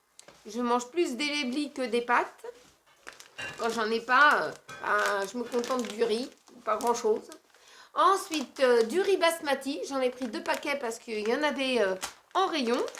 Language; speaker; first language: French; native; French